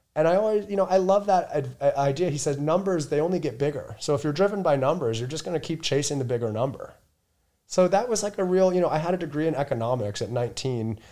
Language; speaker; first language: English; native; English